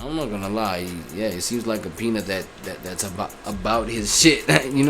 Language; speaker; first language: English; native; English